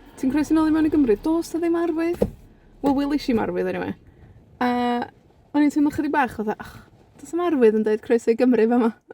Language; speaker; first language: Welsh; native; Welsh